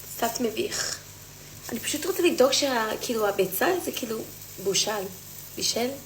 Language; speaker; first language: Hebrew; early bilingual, other home language; English